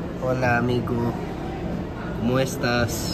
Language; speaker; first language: Spanish; non-native, learner; English